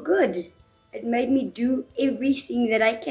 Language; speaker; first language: English; native; English